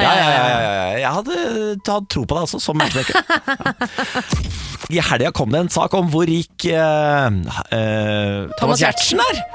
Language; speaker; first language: Norwegian; native; Norwegian